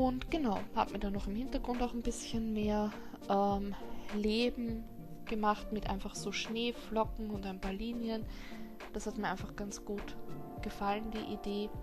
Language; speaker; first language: German; native; German